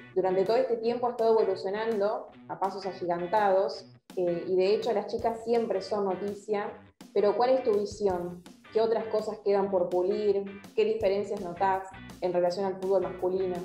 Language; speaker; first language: Spanish; native; Spanish